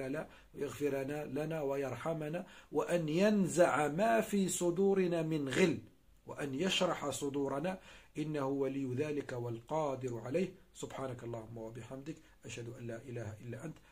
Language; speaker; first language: Arabic; native; Arabic